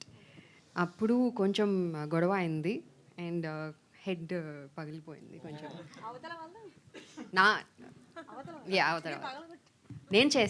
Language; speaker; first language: Telugu; non-native, fluent; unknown